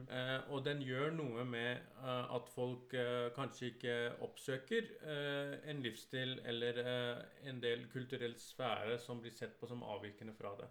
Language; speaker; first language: Norwegian; early bilingual, other home language; Urdu